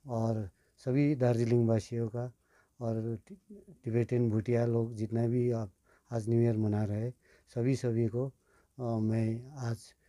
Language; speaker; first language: Hindi; non-native, local second language; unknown